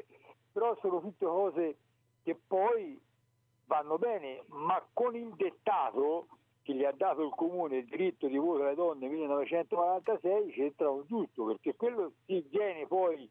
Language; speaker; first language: Italian; native; Italian